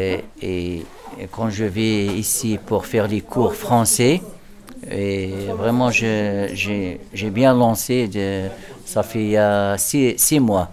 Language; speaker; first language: French; non-native, learner; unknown